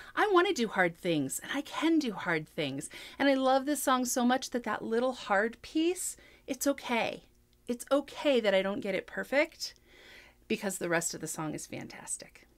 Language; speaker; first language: English; native; English